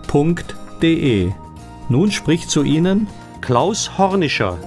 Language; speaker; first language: German; native; German